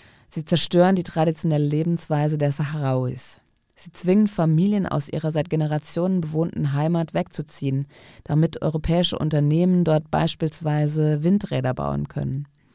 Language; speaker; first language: German; non-native, fluent; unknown